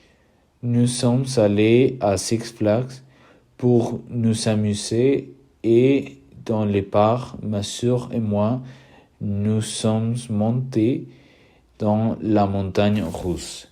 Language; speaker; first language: French; non-native, learner; Spanish